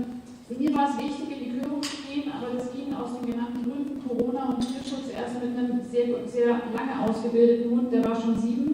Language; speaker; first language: German; native; German